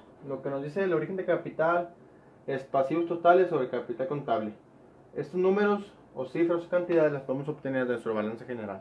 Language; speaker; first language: Spanish; native; Spanish